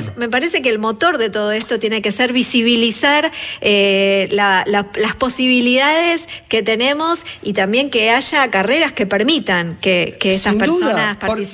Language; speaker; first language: Spanish; native; Spanish